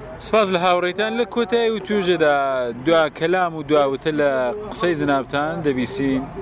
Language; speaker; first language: Central Kurdish; native; Central Kurdish